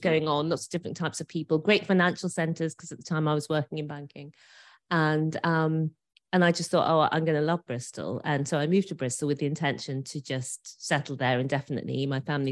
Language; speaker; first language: English; native; English